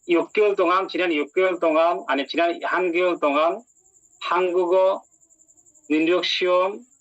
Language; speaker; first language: Korean; non-native, learner; Bangla